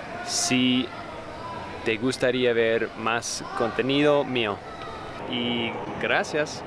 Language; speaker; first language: Spanish; non-native, fluent; English